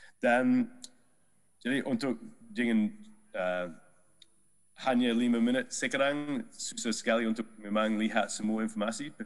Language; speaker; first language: Indonesian; non-native, learner; Dutch